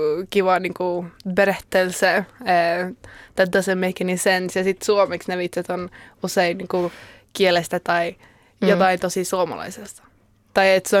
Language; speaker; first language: Finnish; early bilingual, heritage; Finnish